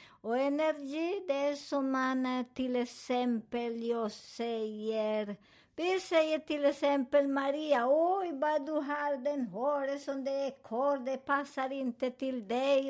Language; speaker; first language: Swedish; non-native, fluent; Spanish